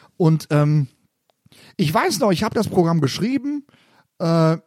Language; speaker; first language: German; native; German